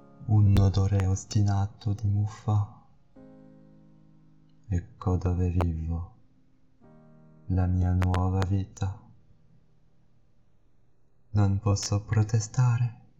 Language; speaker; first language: Italian; non-native, learner; French